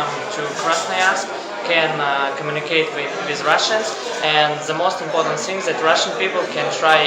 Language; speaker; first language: English; non-native, fluent; Russian